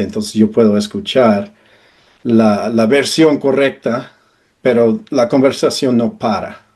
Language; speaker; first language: Spanish; non-native, fluent; English